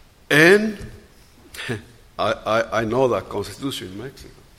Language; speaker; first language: English; non-native, learner; Spanish